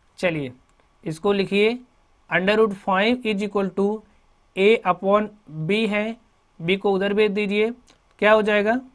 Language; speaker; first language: Hindi; native; Hindi